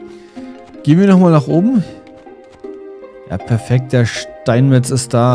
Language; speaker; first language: German; native; German